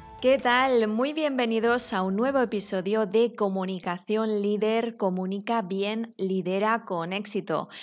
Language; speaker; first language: Spanish; native; Spanish